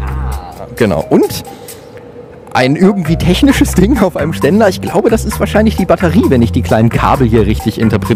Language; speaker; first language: German; native; German